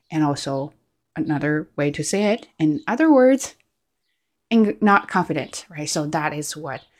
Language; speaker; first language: English; non-native, fluent; Chinese